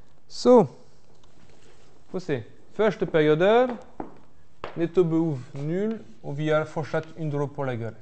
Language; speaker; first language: Norwegian; non-native, fluent; French